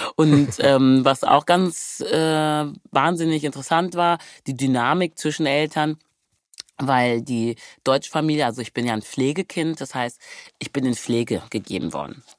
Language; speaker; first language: German; native; German